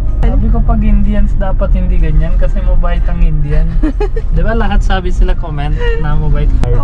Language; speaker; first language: Filipino; non-native, learner; Hindi